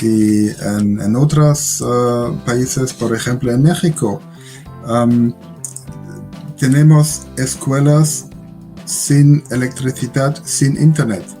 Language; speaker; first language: Spanish; non-native, learner; German